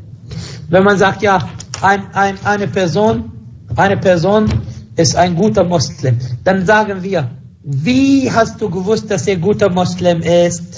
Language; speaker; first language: German; non-native, fluent; Arabic